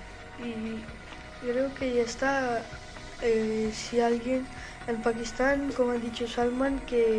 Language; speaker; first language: Spanish; non-native, learner; Urdu